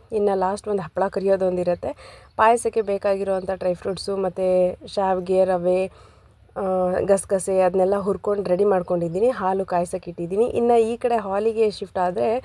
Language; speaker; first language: Kannada; non-native, local second language; Lambadi